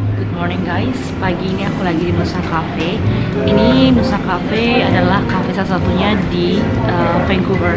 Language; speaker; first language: Indonesian; native; Indonesian